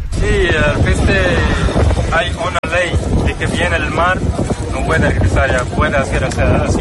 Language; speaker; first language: Spanish; non-native, learner; Arabic